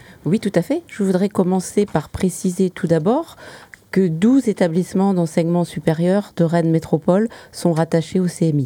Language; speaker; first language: French; native; French